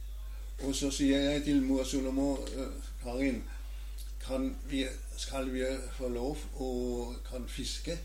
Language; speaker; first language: Swedish; non-native, learner; German